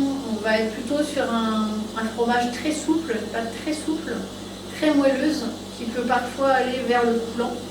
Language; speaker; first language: French; native; French